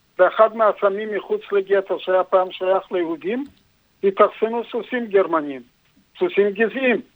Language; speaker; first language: Hebrew; non-native, fluent; Yiddish